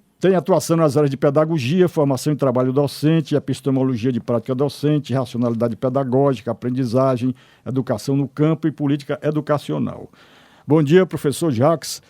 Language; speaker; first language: Portuguese; native; Portuguese